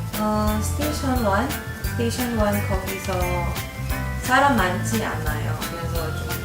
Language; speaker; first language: Korean; non-native, learner; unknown